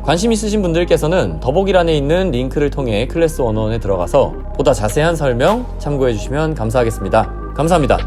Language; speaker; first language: Korean; native; Korean